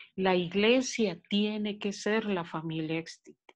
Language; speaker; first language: Spanish; native; Spanish